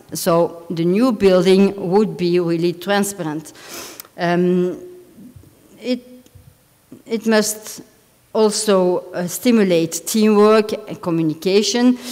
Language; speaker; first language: English; non-native, fluent; Dutch